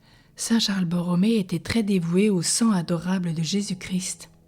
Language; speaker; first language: French; native; French